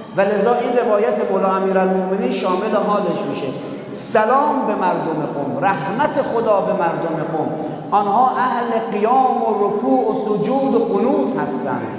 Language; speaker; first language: Persian; native; Persian